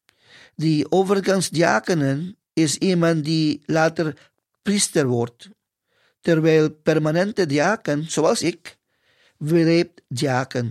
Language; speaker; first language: Dutch; non-native, fluent; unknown